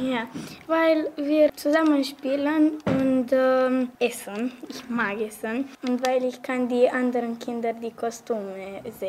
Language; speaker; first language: German; non-native, learner; Romanian